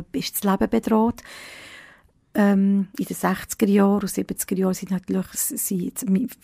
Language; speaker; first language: German; early bilingual, other home language; Italian